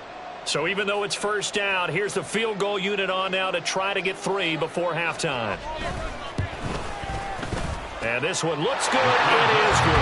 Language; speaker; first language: English; native; English